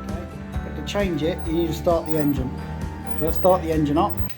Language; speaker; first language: English; native; English